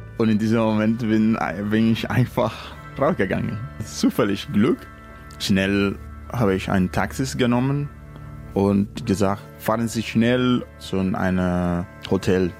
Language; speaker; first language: German; non-native, fluent; Spanish